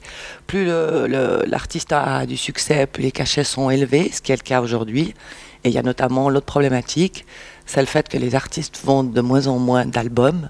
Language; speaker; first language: French; native; French